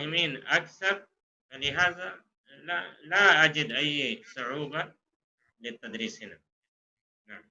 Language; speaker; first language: Arabic; non-native, fluent; Urdu